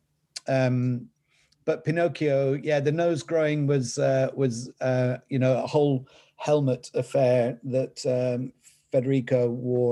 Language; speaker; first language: English; native; English